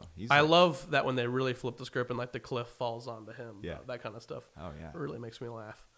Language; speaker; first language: English; native; English